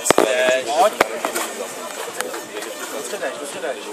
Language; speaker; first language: Czech; native; Czech